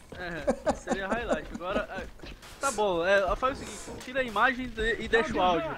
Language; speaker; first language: Portuguese; native; Portuguese